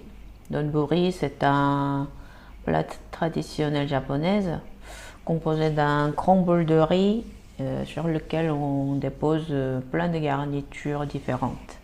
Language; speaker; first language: French; non-native, fluent; Korean